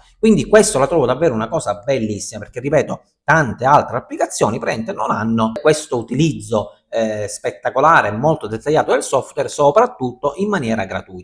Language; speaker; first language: Italian; native; Italian